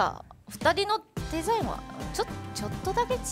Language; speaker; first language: Japanese; non-native, fluent; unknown